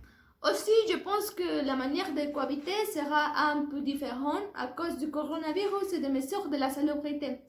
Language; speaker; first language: French; non-native, learner; Spanish